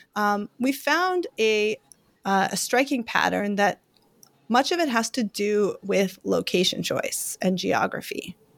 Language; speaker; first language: English; native; English